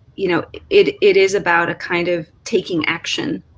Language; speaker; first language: English; native; English